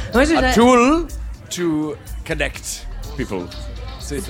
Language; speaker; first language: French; non-native, learner; English